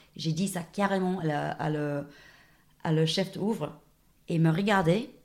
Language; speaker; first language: French; non-native, fluent; English